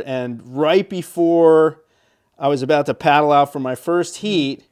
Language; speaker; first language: English; native; English